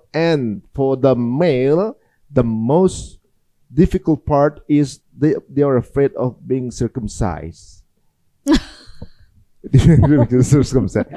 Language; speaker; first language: English; non-native, fluent; Indonesian